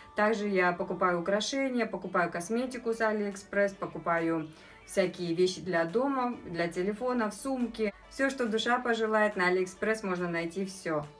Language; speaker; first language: Russian; native; Russian